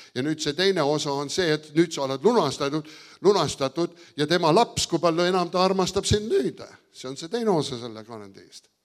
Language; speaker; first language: Estonian; early bilingual, heritage; Estonian